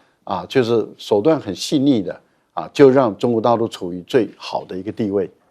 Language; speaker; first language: Chinese; native; Chinese